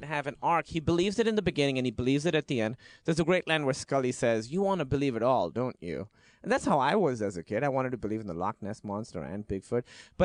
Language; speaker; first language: English; non-native, local second language; Urdu